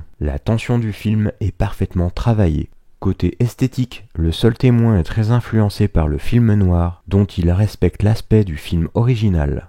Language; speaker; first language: French; native; French